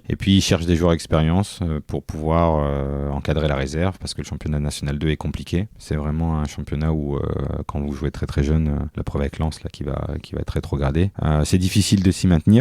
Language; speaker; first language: French; native; French